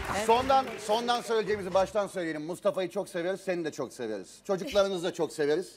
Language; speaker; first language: Turkish; native; Turkish